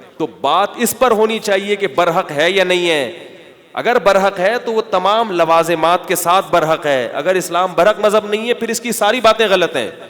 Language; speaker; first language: Urdu; native; Urdu